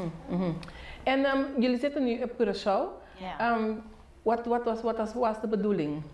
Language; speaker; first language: Dutch; non-native, local second language; Papiamento